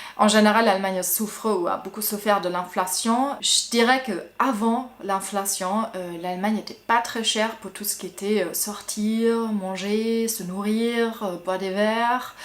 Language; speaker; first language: French; non-native, fluent; German